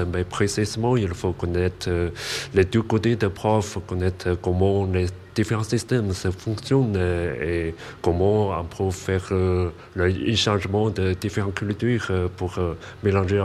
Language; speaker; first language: French; non-native, learner; Chinese